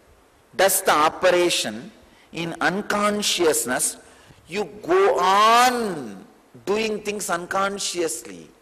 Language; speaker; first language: English; non-native, local second language; Tamil